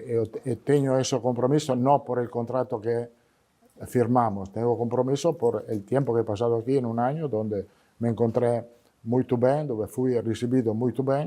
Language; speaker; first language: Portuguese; non-native, fluent; Italian